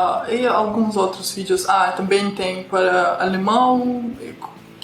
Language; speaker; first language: Portuguese; non-native, fluent; Russian